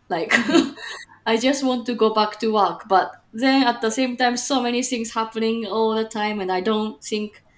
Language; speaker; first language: English; non-native, fluent; Japanese